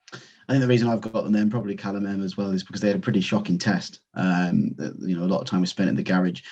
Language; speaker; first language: English; native; English